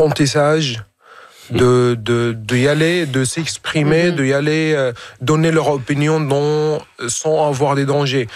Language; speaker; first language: French; non-native, fluent; Arabic